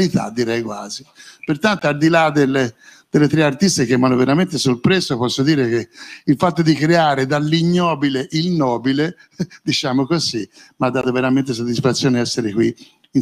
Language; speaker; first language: Italian; native; Italian